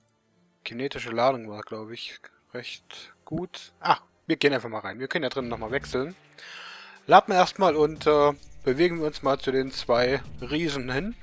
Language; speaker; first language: German; native; German